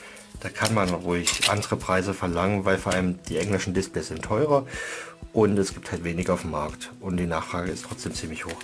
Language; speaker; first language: German; native; German